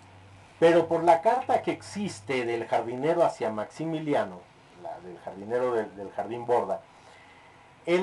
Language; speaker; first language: Spanish; native; Spanish